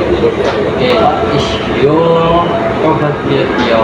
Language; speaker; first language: English; non-native, learner; Indonesian